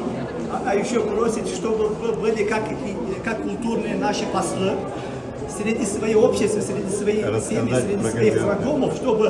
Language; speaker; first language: Russian; non-native, fluent; Turkish